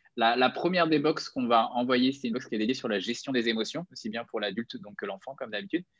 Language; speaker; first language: French; native; French